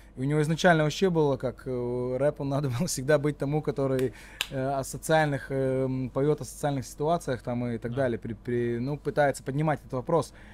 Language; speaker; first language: Russian; non-native, local second language; Latvian